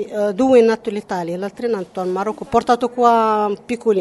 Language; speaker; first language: Italian; non-native, learner; Arabic